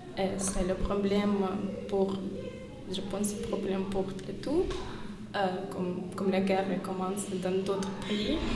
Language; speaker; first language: French; non-native, learner; Ukrainian